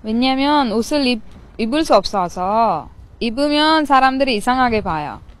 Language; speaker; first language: Korean; non-native, learner; Sinhala